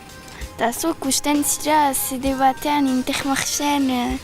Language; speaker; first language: Basque; non-native, local second language; French